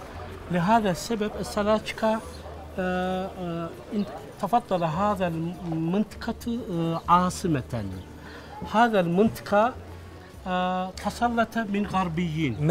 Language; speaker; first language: Arabic; non-native, fluent; Turkish